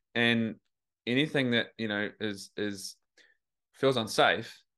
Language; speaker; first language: English; native; English